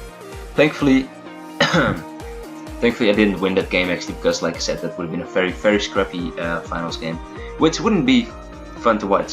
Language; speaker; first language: English; non-native, fluent; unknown